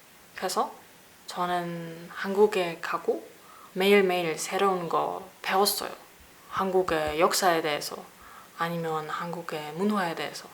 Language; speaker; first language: Korean; non-native, learner; German